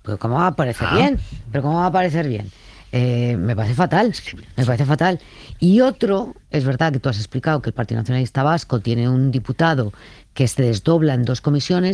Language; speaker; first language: Spanish; native; Spanish